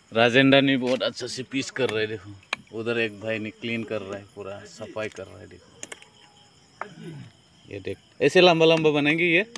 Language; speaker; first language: Hindi; non-native, local second language; Bangla